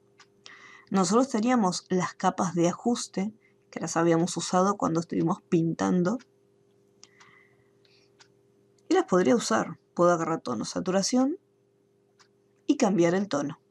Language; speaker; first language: Spanish; native; Spanish